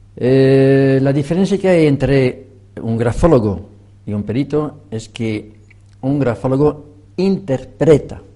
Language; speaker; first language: Spanish; non-native, fluent; French